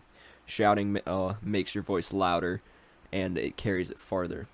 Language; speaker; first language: English; native; English